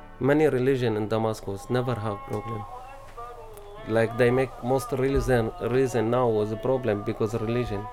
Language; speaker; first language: English; non-native, learner; Arabic